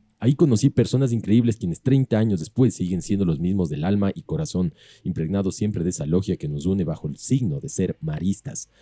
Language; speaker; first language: Spanish; native; Spanish